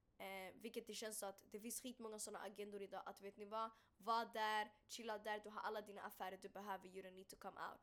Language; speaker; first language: Swedish; early bilingual, other home language; Tigrinya